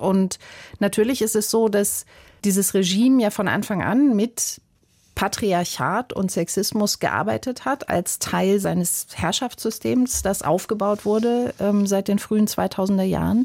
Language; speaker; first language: German; native; German